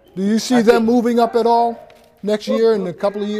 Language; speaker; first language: English; native; English